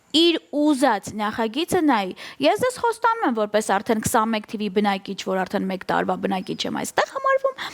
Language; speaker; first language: Armenian; native; Armenian